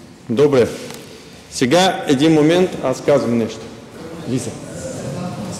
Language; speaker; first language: Bulgarian; non-native, learner; Russian